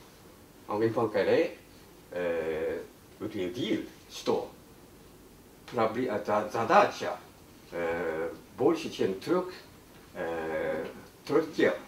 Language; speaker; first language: Russian; non-native, learner; Japanese